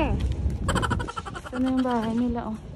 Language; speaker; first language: Filipino; native; Filipino